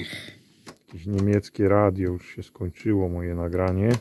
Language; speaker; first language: Polish; native; Polish